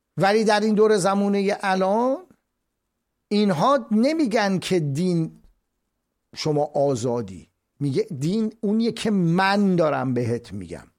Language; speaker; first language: Persian; native; Persian